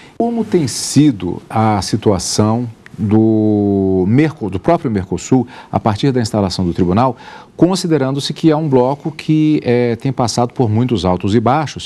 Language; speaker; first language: Portuguese; native; Portuguese